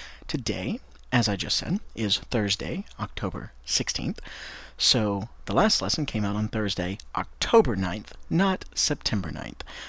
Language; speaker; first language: English; native; English